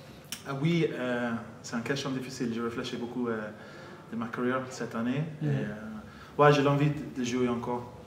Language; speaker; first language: French; non-native, fluent; English